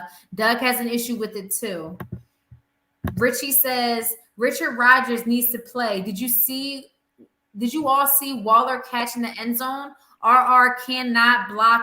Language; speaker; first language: English; native; English